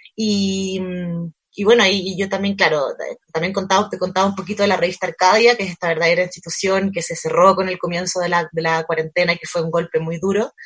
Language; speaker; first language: Spanish; native; Spanish